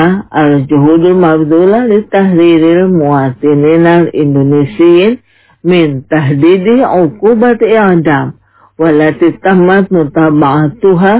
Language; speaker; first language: Arabic; non-native, fluent; Indonesian